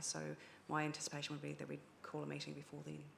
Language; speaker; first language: English; native; English